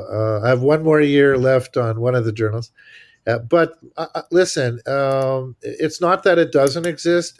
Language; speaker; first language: English; native; English